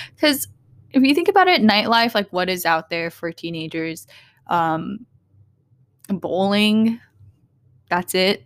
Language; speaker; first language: English; early bilingual, other home language; Vietnamese